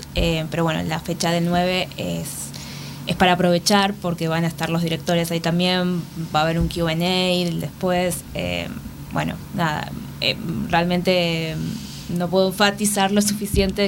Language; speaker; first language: Spanish; native; Spanish